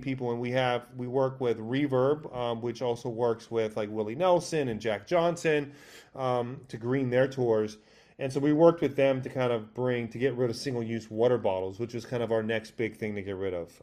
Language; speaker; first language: English; native; English